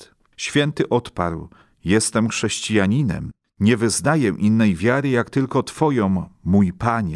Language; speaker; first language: Polish; native; Polish